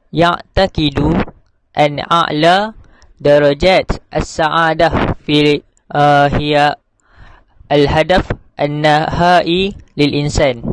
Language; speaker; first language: Arabic; non-native, learner; Malay